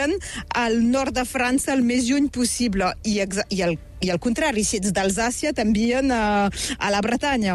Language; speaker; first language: Catalan; native; Catalan